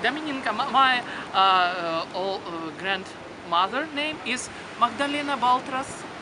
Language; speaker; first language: English; non-native, learner; Russian